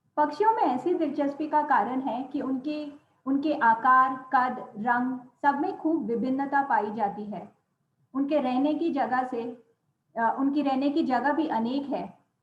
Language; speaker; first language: Hindi; non-native, local second language; Gujarati